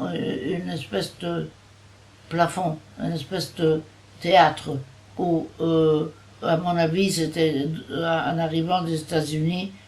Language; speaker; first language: French; non-native, fluent; Italian